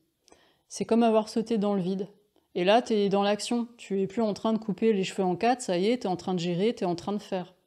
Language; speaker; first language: French; native; French